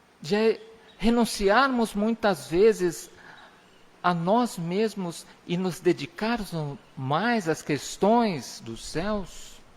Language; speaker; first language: Portuguese; native; Portuguese